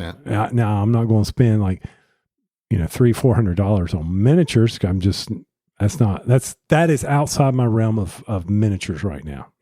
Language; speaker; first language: English; native; English